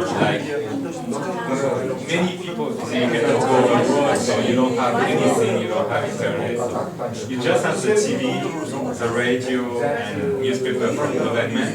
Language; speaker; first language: English; non-native, fluent; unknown